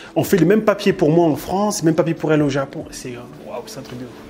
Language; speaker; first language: French; native; French